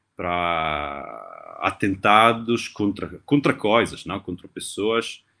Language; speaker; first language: Portuguese; non-native, fluent; Italian